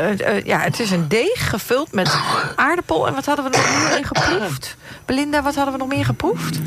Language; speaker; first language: Dutch; native; Dutch